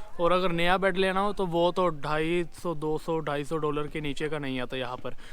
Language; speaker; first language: Hindi; non-native, local second language; Punjabi